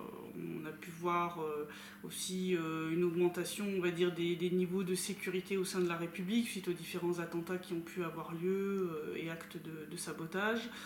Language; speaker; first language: French; native; French